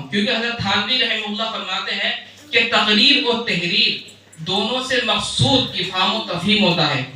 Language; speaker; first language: Urdu; native; Urdu